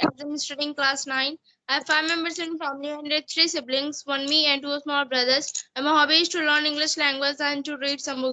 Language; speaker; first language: English; non-native, learner; Hindi